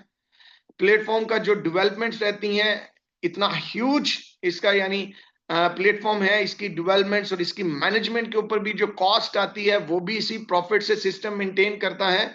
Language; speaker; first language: Hindi; native; Hindi